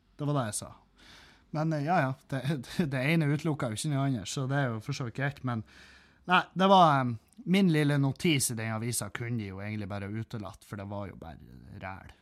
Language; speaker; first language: Norwegian; native; Norwegian